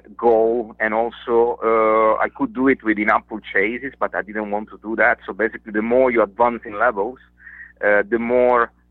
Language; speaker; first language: English; non-native, fluent; Italian